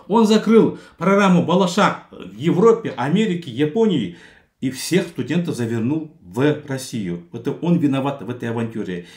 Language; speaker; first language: Russian; non-native, local second language; Kazakh